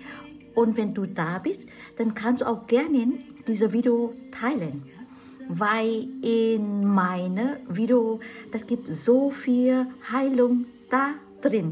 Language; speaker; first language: German; non-native, fluent; Vietnamese